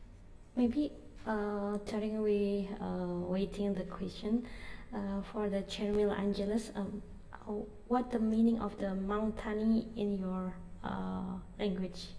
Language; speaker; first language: English; non-native, learner; Indonesian